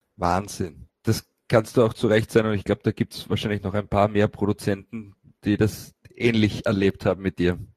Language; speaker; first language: German; native; German